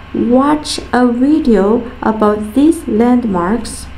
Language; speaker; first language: English; non-native, fluent; Kazakh